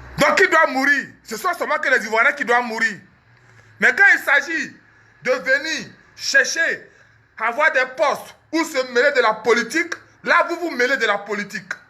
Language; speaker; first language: French; early bilingual, other home language; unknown